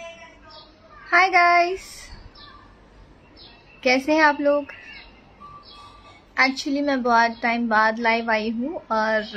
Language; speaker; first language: Hindi; native; Hindi